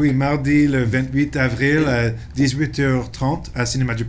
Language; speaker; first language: French; non-native, local second language; English